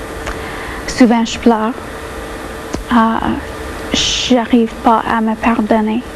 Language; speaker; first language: French; non-native, local second language; English